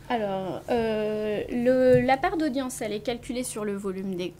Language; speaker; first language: French; native; French